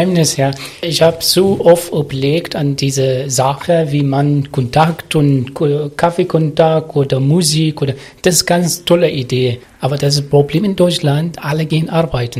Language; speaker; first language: German; non-native, learner; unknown